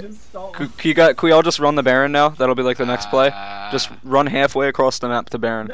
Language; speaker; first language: English; native; English